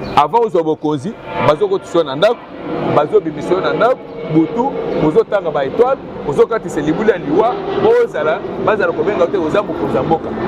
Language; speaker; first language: Lingala; non-native, local second language; Luba-Lulua